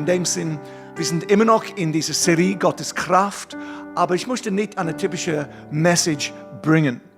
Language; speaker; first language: German; non-native, fluent; English